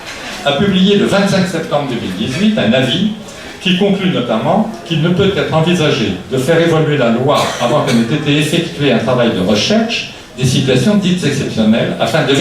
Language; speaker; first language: French; native; French